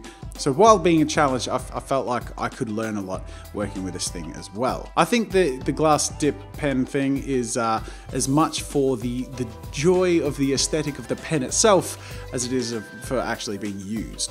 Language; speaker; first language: English; native; English